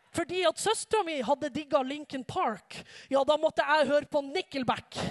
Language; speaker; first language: Norwegian; native; Norwegian